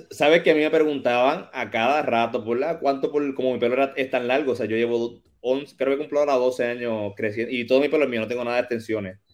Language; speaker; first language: Spanish; native; Spanish